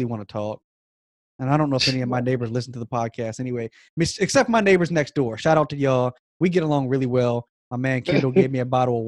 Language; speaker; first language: English; native; English